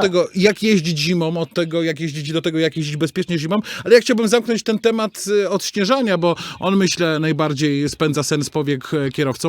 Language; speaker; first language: Polish; native; Polish